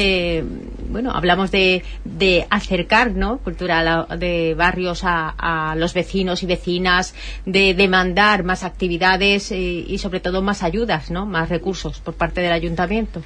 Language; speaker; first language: Spanish; native; Spanish